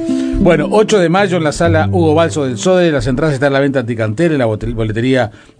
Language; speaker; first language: Spanish; native; Spanish